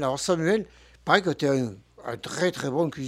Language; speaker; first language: French; native; French